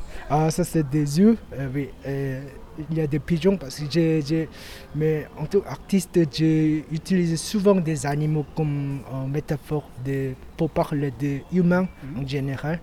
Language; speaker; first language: French; non-native, learner; Korean